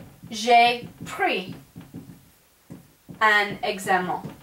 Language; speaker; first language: French; non-native, fluent; English